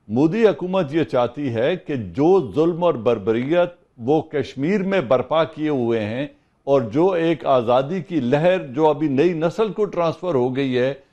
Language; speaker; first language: Urdu; non-native, local second language; Punjabi